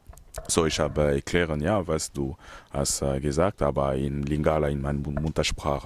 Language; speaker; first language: German; non-native, learner; Lingala